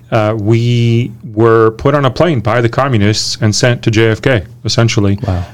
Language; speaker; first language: English; early bilingual, other home language; Romanian